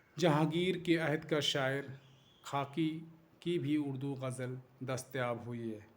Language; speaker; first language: Urdu; native; Urdu